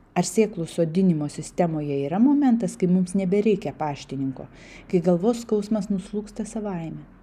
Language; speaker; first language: Lithuanian; non-native, local second language; Russian